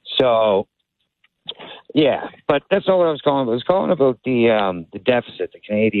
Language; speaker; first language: English; native; English